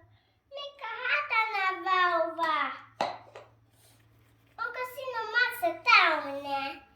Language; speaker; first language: Finnish; non-native, learner; Filipino